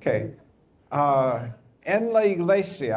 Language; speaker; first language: Spanish; non-native, fluent; English